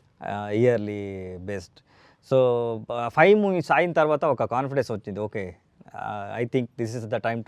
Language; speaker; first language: Telugu; non-native, learner; Kannada